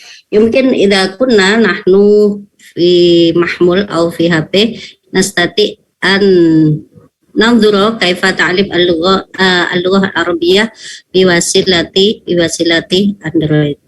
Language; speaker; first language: Arabic; non-native, fluent; Indonesian